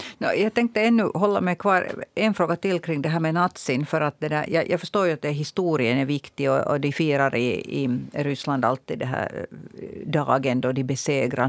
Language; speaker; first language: Swedish; native; Swedish